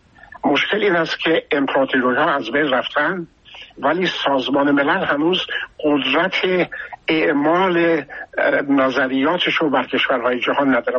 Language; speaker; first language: Persian; native; Persian